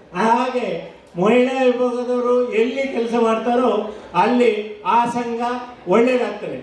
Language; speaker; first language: Kannada; native; Kannada